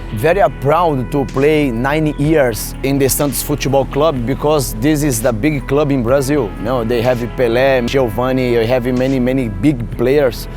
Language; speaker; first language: English; non-native, learner; Portuguese